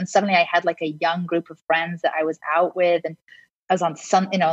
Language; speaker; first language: English; native; English